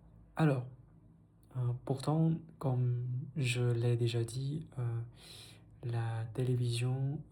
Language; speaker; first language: French; non-native, fluent; Vietnamese